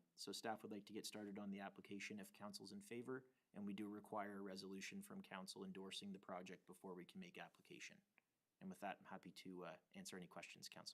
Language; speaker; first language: English; native; English